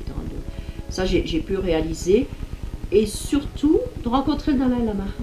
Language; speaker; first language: French; native; French